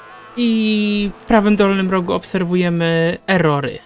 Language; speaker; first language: Polish; native; Polish